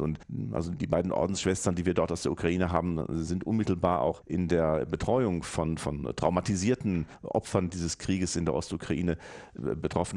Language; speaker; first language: German; native; German